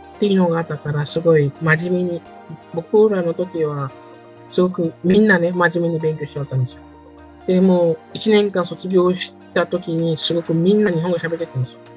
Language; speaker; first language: Japanese; non-native, fluent; French